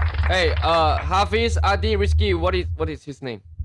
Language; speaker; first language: English; non-native, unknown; Chinese